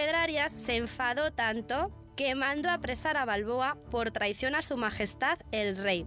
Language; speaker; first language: Spanish; native; Spanish